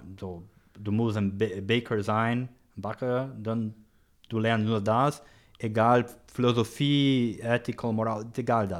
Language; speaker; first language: German; non-native, learner; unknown